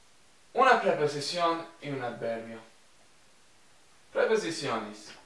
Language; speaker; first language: Spanish; non-native, fluent; English